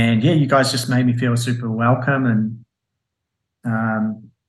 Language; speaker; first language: English; native; English